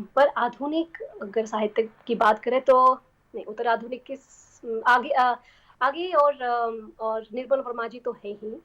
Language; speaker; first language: Hindi; non-native, fluent; Armenian